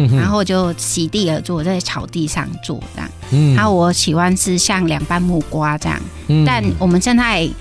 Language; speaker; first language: Chinese; non-native, fluent; Khmer